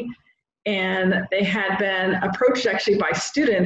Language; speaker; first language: English; native; English